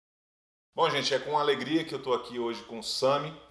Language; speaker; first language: Portuguese; native; Portuguese